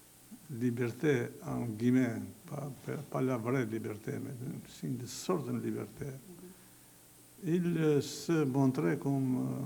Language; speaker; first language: French; non-native, fluent; Albanian